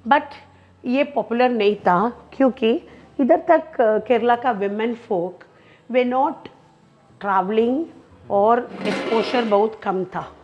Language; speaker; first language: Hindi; non-native, local second language; Malayalam